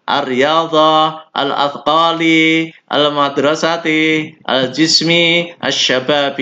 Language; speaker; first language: Arabic; non-native, fluent; Indonesian